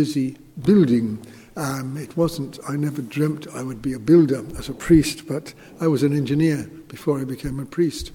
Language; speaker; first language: English; native; English